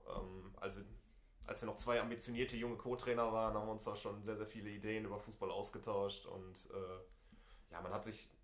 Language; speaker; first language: German; native; German